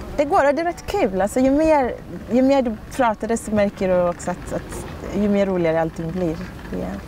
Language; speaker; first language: Swedish; early bilingual, other home language; Ganda